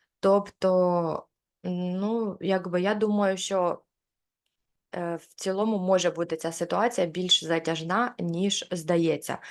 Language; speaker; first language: Ukrainian; non-native, local second language; Russian